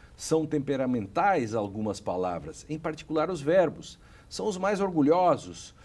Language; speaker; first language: Portuguese; native; Portuguese